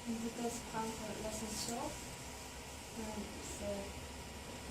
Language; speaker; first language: French; non-native, learner; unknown